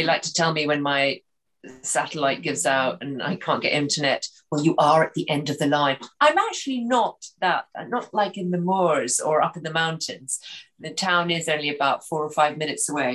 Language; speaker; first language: English; native; English